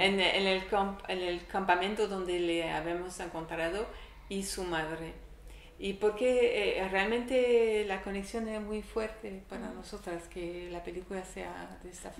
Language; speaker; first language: Spanish; non-native, learner; French